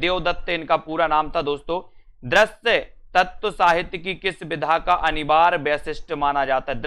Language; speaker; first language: Hindi; native; Hindi